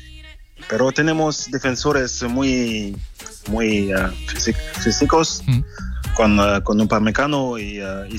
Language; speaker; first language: Spanish; non-native, fluent; French